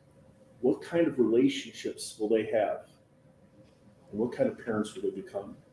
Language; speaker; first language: English; native; English